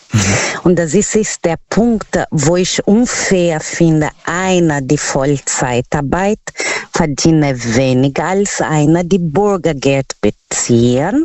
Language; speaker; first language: German; non-native, learner; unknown